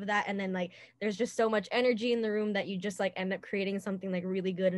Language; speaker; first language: English; native; English